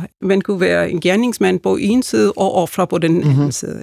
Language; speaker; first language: Danish; non-native, fluent; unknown